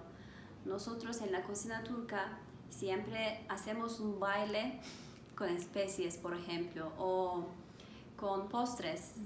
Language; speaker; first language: Spanish; non-native, learner; Turkish